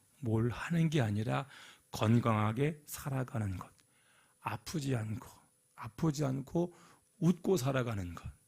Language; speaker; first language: Korean; native; Korean